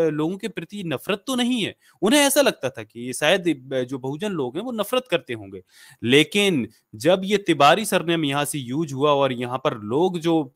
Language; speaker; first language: Hindi; native; Hindi